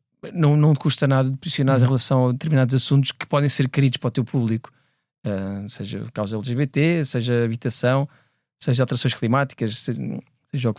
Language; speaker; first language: Portuguese; native; Portuguese